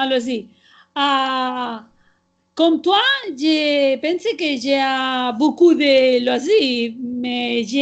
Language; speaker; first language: French; non-native, learner; Catalan